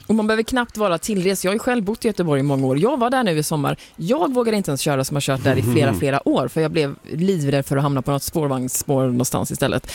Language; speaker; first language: Swedish; native; Swedish